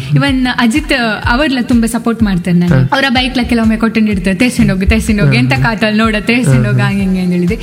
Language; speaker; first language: Kannada; non-native, local second language; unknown